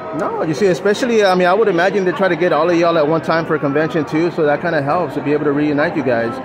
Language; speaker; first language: English; native; English